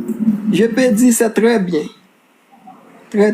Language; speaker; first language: French; non-native, local second language; Haitian Creole